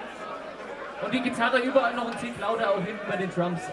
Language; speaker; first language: German; native; German